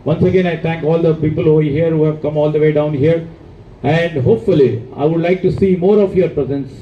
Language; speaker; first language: English; non-native, local second language; Telugu